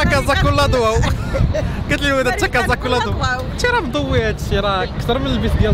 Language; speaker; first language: Arabic; native; Arabic